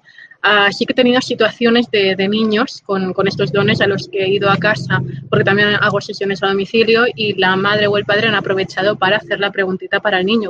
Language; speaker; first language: Spanish; native; Spanish